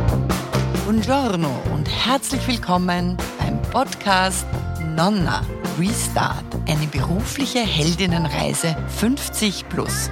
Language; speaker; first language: German; native; German